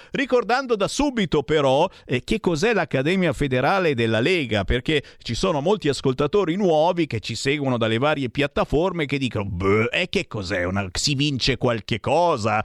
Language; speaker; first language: Italian; native; Italian